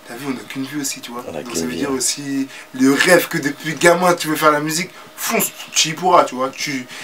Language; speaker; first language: French; native; French